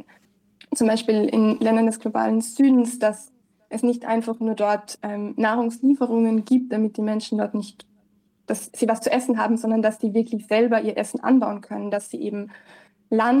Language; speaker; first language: German; native; German